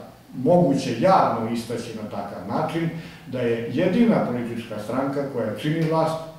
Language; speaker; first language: Serbian; native; Serbian